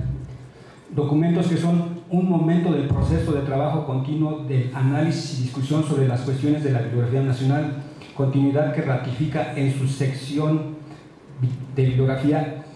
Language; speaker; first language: Spanish; native; Spanish